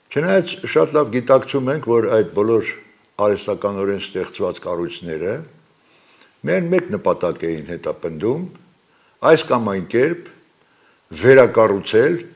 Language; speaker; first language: Armenian; native; Armenian